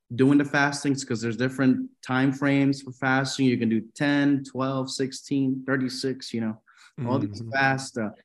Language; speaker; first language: English; non-native, fluent; Spanish